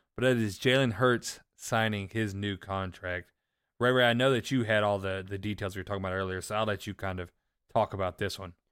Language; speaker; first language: English; native; English